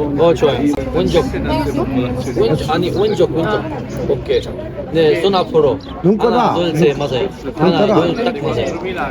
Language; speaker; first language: Korean; non-native, learner; Arabic